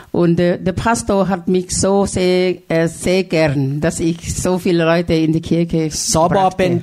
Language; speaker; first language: German; non-native, fluent; Thai